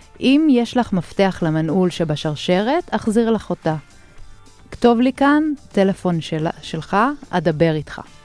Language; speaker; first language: Hebrew; native; Hebrew